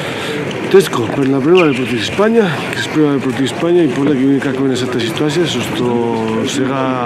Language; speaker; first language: Macedonian; non-native, learner; Spanish